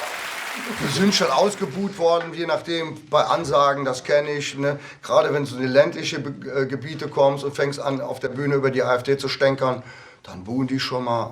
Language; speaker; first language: German; native; German